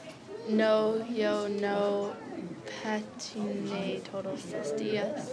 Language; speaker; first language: Spanish; non-native, learner; English